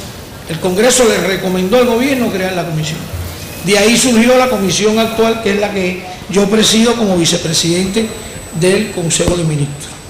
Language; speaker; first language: Spanish; native; Spanish